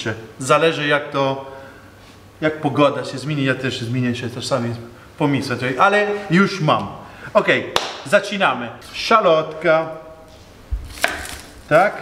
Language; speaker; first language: Polish; non-native, learner; Italian